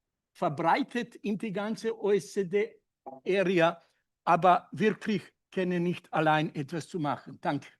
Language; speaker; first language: German; non-native, learner; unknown